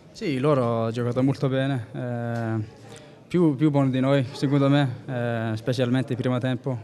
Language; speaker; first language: Italian; non-native, learner; Icelandic